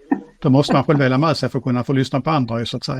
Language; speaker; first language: Swedish; native; Swedish